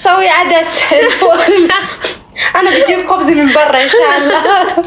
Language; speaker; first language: Arabic; native; Arabic